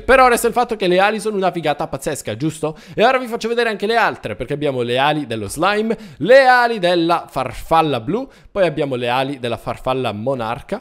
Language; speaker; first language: Italian; native; Italian